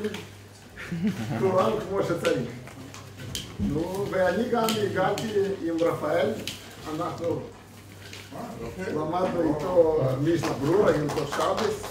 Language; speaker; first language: Hebrew; non-native, fluent; Russian